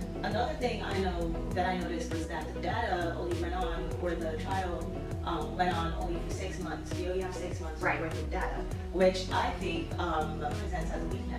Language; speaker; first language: English; native; English